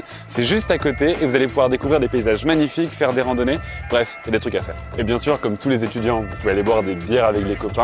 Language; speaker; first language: French; native; French